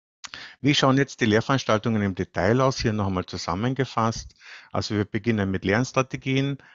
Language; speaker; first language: German; native; German